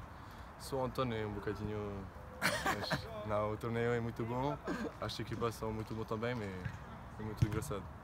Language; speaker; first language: Portuguese; non-native, learner; French